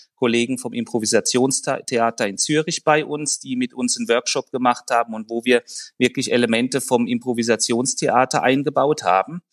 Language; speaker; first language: German; native; German